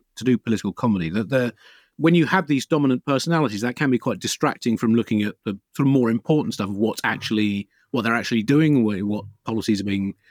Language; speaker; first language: English; native; English